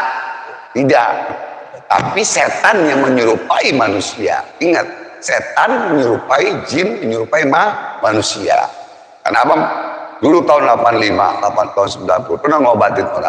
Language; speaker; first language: Indonesian; native; Indonesian